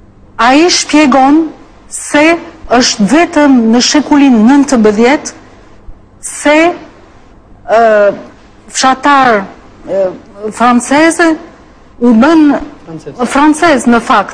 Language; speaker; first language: Albanian; non-native, fluent; French